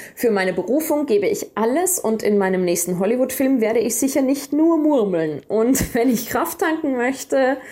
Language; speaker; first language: German; native; German